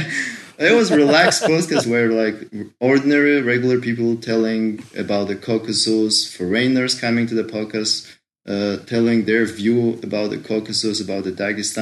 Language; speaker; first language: English; non-native, fluent; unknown